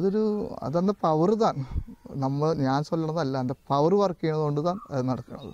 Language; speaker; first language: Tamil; non-native, learner; Malayalam